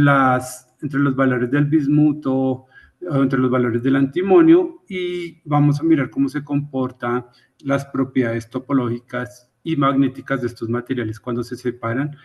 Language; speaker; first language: Spanish; native; Spanish